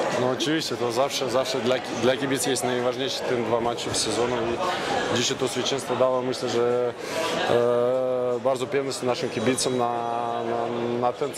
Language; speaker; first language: Polish; non-native, learner; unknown